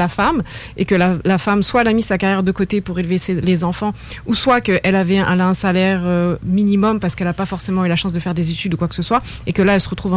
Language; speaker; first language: French; native; French